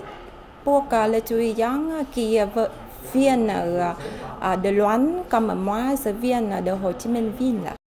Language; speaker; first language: French; non-native, learner; Vietnamese